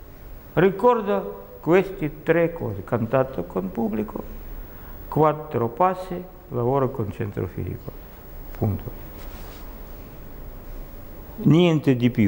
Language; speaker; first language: Italian; non-native, learner; Russian